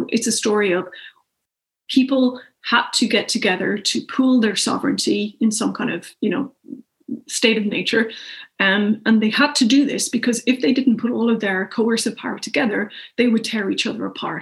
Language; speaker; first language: English; native; English